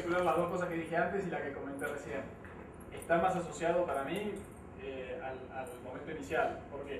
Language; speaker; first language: Spanish; native; Spanish